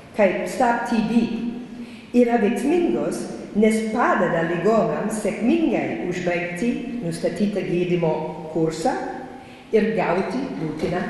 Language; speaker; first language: Lithuanian; non-native, learner; English